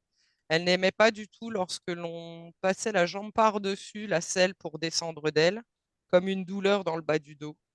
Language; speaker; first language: French; native; French